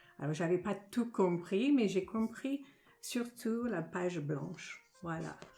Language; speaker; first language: French; non-native, fluent; English